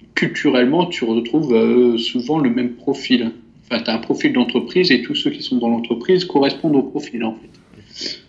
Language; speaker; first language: French; native; French